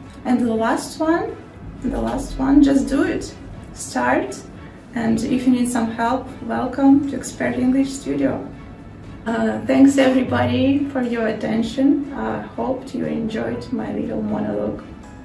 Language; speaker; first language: English; non-native, fluent; Russian